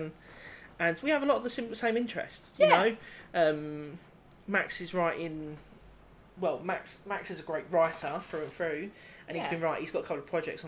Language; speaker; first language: English; native; English